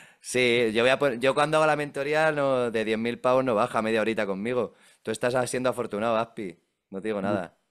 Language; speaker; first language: Spanish; native; Spanish